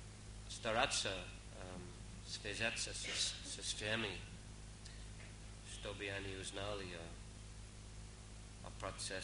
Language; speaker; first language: Russian; non-native, fluent; English